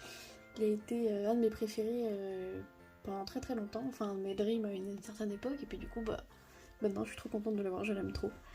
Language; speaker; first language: French; native; French